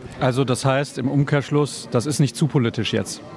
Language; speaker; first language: German; native; German